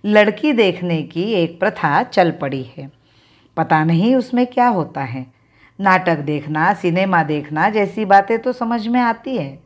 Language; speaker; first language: Hindi; non-native, local second language; Marathi